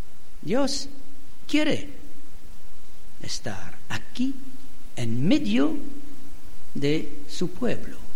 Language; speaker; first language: Spanish; non-native, fluent; French